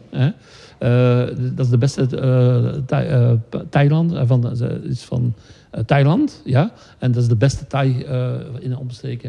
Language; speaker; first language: Dutch; native; Dutch